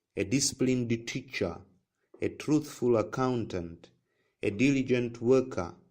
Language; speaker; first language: English; non-native, local second language; Swahili